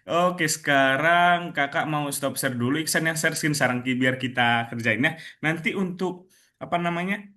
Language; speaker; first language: Indonesian; native; Indonesian